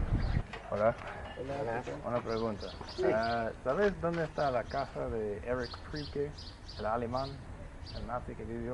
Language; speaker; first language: Spanish; non-native, fluent; English